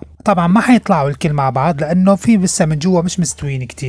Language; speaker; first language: Arabic; native; Arabic